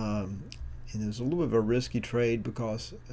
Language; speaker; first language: English; native; English